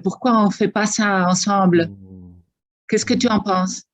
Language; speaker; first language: French; non-native, fluent; Spanish